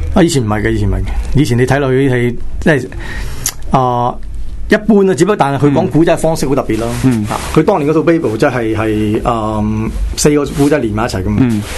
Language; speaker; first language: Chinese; non-native, local second language; Cantonese